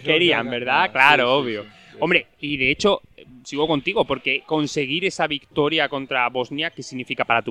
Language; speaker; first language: Spanish; native; Spanish